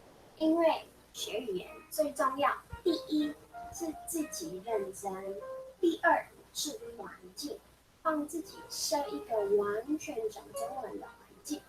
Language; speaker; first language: Chinese; non-native, fluent; Mongolian